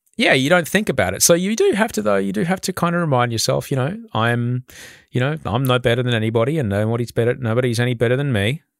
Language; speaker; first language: English; native; English